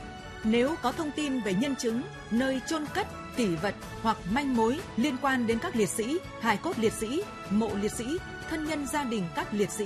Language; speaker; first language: Vietnamese; native; Vietnamese